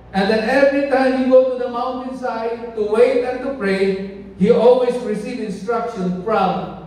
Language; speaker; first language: English; non-native, local second language; Filipino